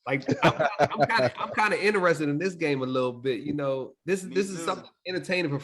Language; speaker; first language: English; native; English